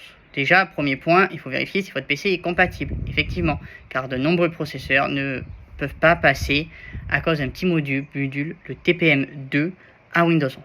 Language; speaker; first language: French; native; French